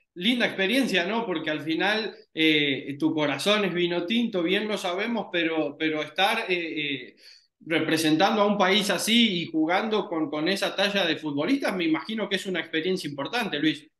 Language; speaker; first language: Spanish; native; Spanish